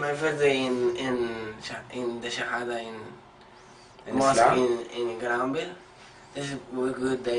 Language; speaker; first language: English; non-native, learner; Spanish